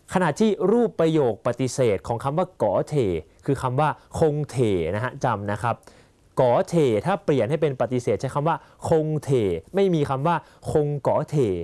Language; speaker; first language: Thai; native; Thai